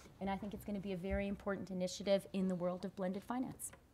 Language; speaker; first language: English; native; English